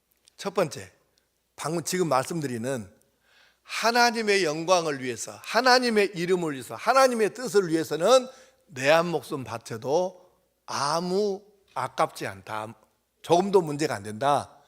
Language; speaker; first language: Korean; native; Korean